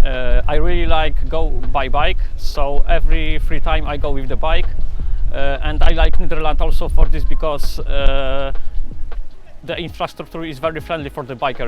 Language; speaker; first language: English; non-native, fluent; Polish